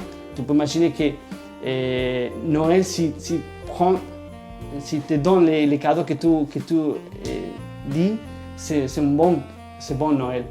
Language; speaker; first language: French; non-native, learner; Spanish